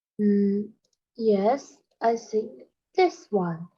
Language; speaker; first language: English; non-native, learner; Chinese